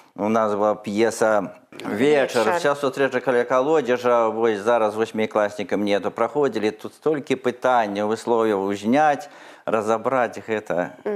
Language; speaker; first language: Belarusian; native; Belarusian